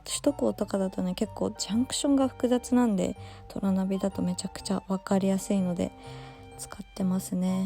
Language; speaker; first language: Japanese; native; Japanese